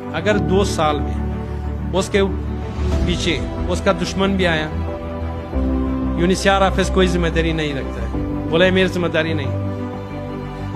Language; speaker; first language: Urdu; non-native, learner; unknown